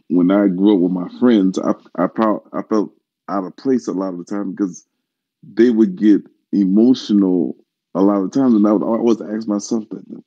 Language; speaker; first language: English; native; English